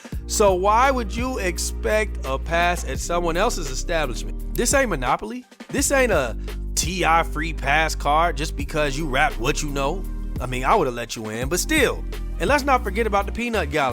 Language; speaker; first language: English; native; English